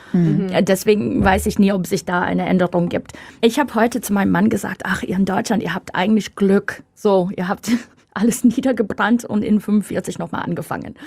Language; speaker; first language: German; non-native, fluent; English